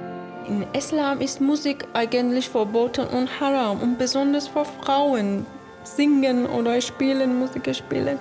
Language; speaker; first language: German; non-native, learner; Persian